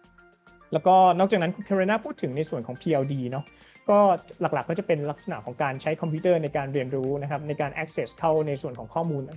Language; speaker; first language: Thai; native; Thai